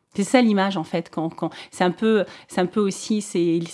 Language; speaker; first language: French; non-native, local second language; Arabic